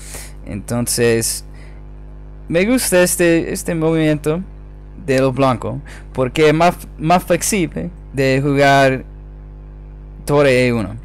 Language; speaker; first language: Spanish; non-native, fluent; English